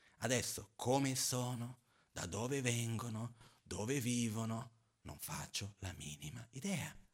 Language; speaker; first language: Italian; non-native, fluent; Portuguese